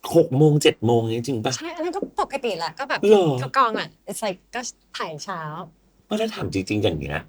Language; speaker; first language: Thai; early bilingual, heritage; English